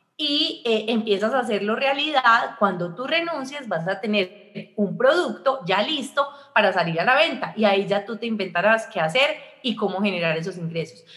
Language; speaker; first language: Spanish; native; Spanish